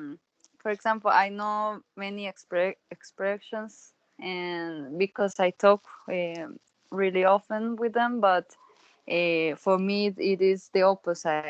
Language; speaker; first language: English; non-native, learner; Spanish